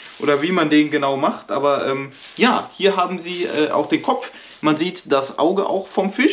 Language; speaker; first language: German; native; German